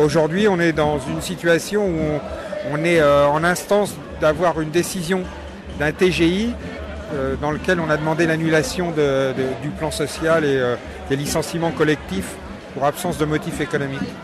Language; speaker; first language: French; native; French